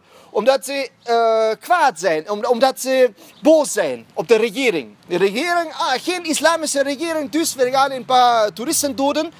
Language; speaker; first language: Dutch; non-native, fluent; German